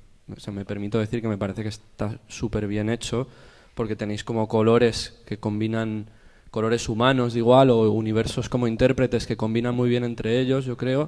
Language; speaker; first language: Spanish; native; Spanish